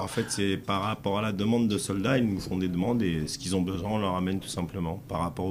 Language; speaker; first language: French; native; French